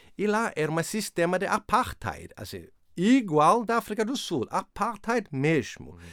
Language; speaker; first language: Portuguese; non-native, fluent; Swedish